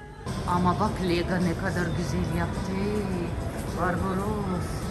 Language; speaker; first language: Turkish; non-native, learner; Russian